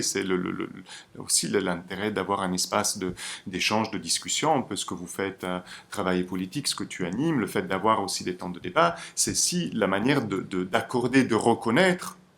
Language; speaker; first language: French; native; French